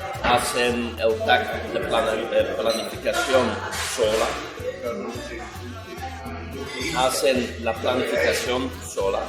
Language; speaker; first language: Spanish; non-native, fluent; Dutch